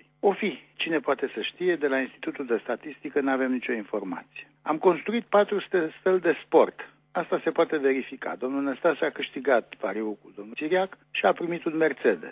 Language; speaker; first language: Romanian; native; Romanian